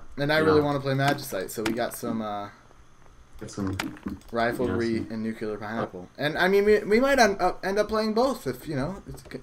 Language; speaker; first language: English; native; English